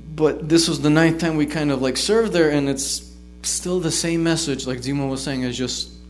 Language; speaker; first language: English; native; English